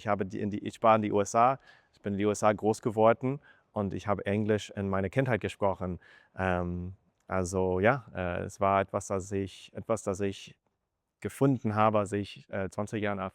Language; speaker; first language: German; non-native, fluent; English